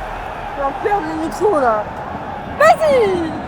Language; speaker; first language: French; native; French